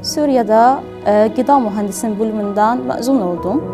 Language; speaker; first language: Turkish; non-native, learner; Arabic